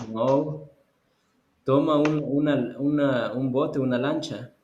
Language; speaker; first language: Spanish; native; Spanish